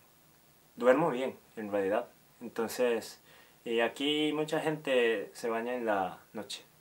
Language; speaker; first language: Spanish; non-native, fluent; Japanese